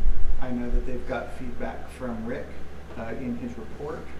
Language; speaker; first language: English; native; English